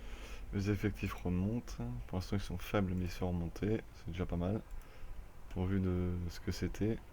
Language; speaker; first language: French; native; French